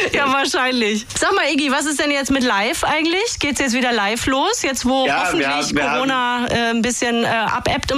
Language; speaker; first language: German; native; German